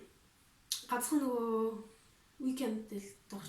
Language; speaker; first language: Mongolian; early bilingual, heritage; Mongolian